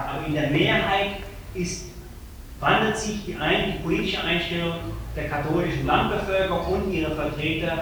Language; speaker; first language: German; native; German